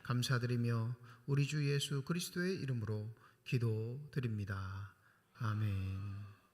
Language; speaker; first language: Korean; native; Korean